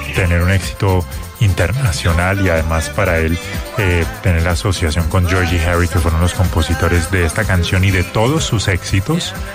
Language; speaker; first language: Spanish; native; Spanish